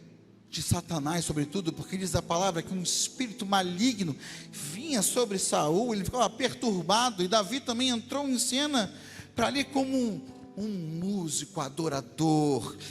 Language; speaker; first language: Portuguese; native; Portuguese